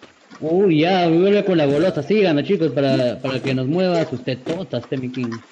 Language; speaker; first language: Spanish; native; Spanish